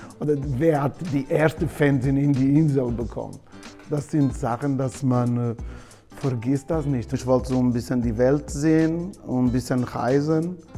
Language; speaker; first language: German; non-native, learner; Portuguese